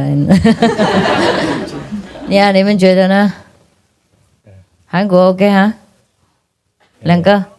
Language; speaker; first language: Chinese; non-native, fluent; Vietnamese